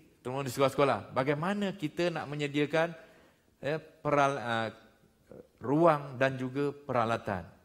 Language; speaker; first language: Malay; native; Malay